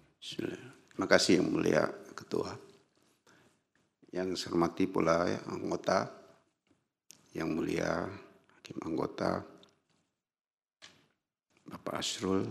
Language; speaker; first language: Indonesian; native; Indonesian